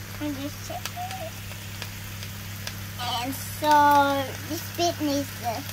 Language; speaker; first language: English; native; English